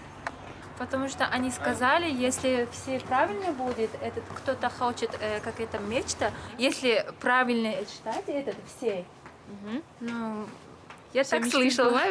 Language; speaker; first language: Russian; non-native, local second language; Uzbek